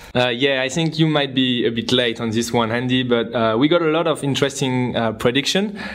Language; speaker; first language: English; non-native, fluent; French